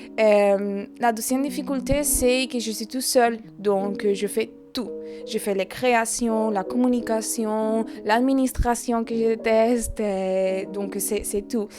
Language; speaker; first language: French; non-native, fluent; Spanish